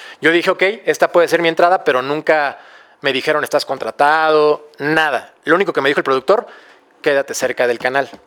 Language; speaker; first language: Spanish; native; Spanish